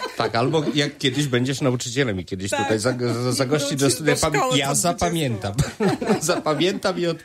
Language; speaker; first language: Polish; native; Polish